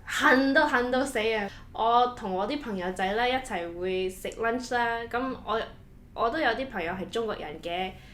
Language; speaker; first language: Cantonese; early bilingual, heritage; Cantonese